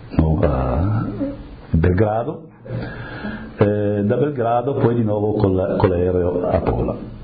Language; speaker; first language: Italian; native; Italian